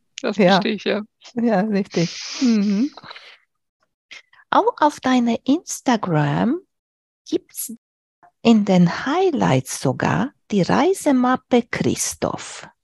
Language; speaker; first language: German; non-native, fluent; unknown